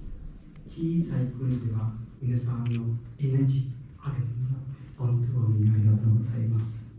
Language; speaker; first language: Japanese; non-native, learner; Sinhala